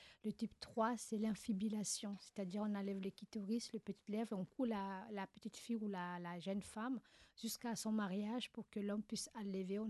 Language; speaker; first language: French; non-native, local second language; Fula